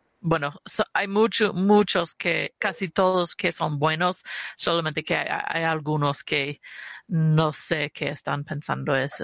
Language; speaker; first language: Spanish; early bilingual, heritage; Spanish